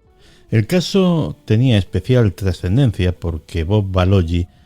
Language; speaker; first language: Spanish; native; Spanish